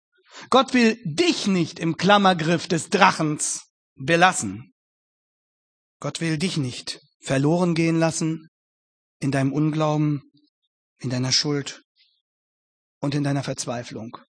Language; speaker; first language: German; native; German